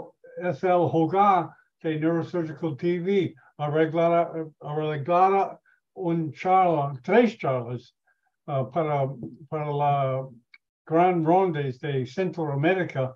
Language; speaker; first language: Spanish; non-native, learner; English